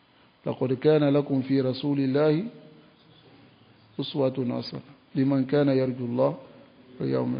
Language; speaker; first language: Arabic; non-native, fluent; French